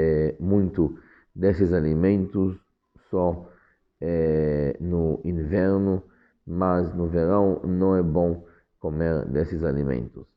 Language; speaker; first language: Portuguese; non-native, fluent; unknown